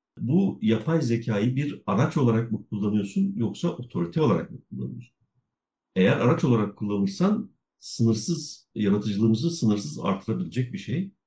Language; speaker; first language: Turkish; native; Turkish